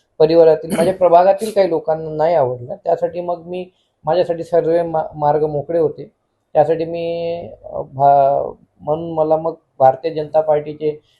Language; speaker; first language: Marathi; native; Marathi